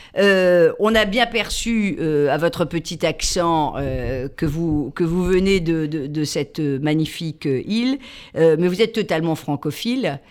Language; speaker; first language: French; native; French